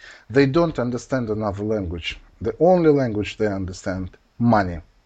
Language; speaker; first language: English; non-native, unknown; Russian